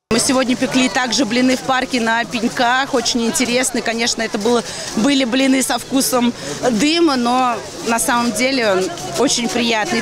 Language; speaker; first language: Russian; native; Russian